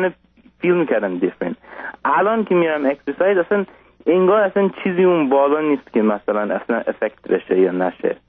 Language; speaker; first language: Persian; early bilingual, heritage; Persian